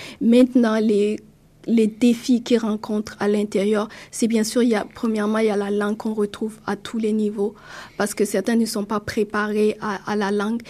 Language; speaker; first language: French; non-native, local second language; Mossi